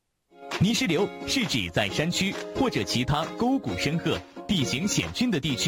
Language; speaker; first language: Chinese; native; Chinese